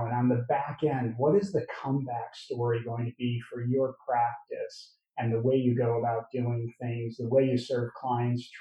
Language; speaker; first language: English; native; English